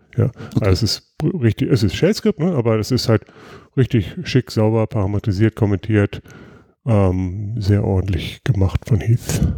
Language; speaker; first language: German; native; German